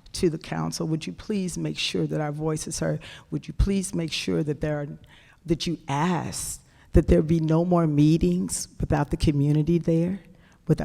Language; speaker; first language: English; native; English